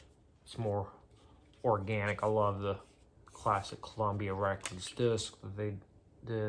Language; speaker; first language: English; native; English